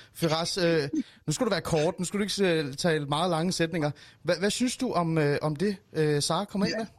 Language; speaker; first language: Danish; early bilingual, other home language; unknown